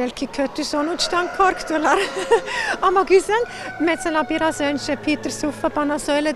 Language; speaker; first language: Turkish; non-native, fluent; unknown